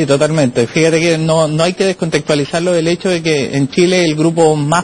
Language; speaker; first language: Spanish; native; Spanish